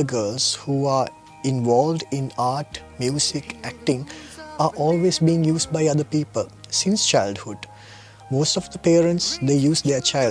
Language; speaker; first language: English; non-native, local second language; Sinhala